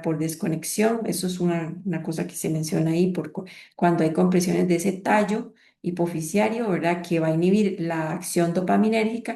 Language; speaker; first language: Spanish; native; Spanish